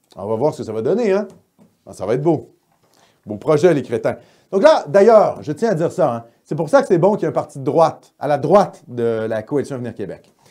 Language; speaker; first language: French; native; French